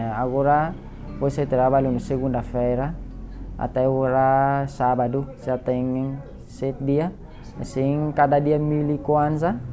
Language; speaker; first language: Portuguese; non-native, learner; Vietnamese